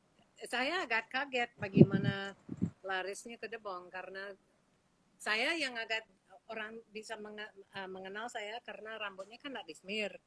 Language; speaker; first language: Indonesian; non-native, fluent; English